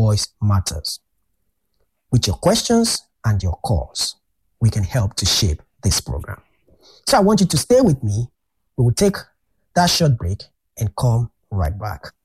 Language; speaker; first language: English; non-native, local second language; Yoruba